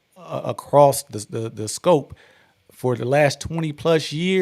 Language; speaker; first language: English; native; English